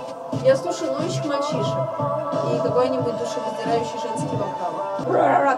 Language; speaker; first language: Russian; native; Russian